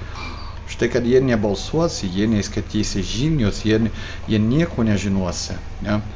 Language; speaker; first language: Lithuanian; early bilingual, heritage; Portuguese